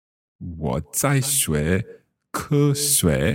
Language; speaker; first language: Chinese; non-native, learner; English